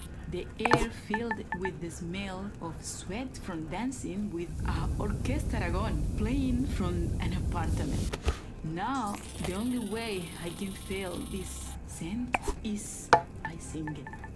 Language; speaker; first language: English; non-native, fluent; Spanish